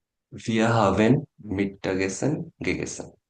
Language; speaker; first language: German; non-native, learner; Bangla